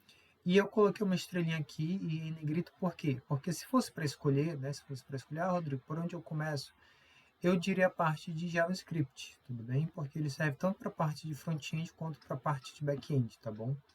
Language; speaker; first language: Portuguese; native; Portuguese